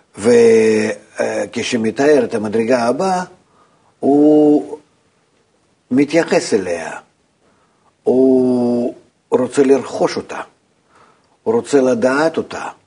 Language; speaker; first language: Hebrew; non-native, fluent; Russian